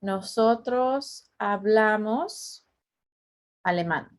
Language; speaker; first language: Spanish; non-native, fluent; English